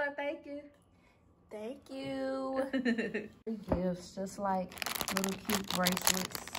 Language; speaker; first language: English; native; English